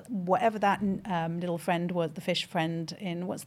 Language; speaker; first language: English; non-native, fluent; French